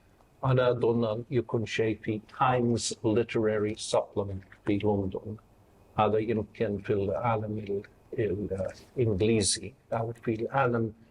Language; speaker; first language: Arabic; non-native, fluent; English